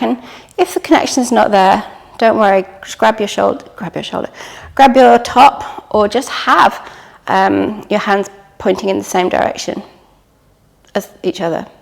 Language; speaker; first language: English; native; English